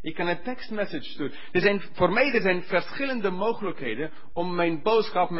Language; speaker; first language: Dutch; non-native, fluent; English